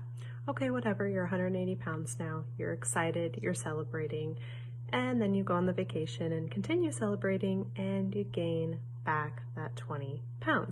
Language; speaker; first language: English; native; English